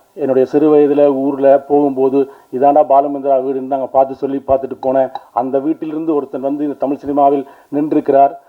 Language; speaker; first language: Tamil; native; Tamil